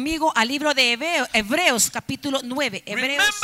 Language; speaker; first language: Spanish; native; Spanish